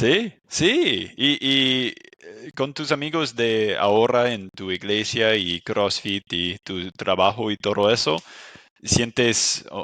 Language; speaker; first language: Spanish; non-native, fluent; English